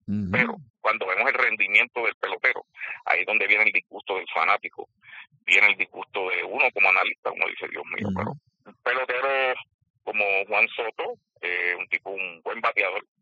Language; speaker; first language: Spanish; native; Spanish